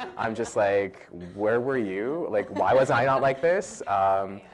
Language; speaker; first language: English; native; English